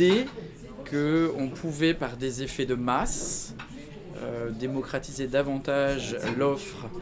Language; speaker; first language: French; native; French